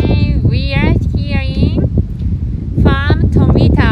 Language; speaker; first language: English; non-native, learner; Japanese